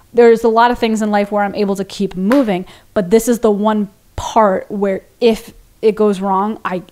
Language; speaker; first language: English; native; English